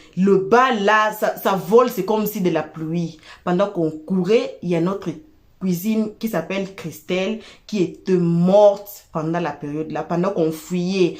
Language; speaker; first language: French; non-native, local second language; Lingala